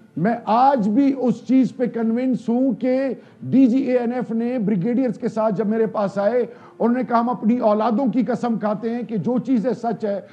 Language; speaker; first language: Urdu; non-native, local second language; Pashto